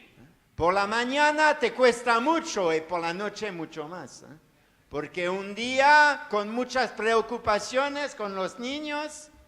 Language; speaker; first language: Spanish; non-native, learner; French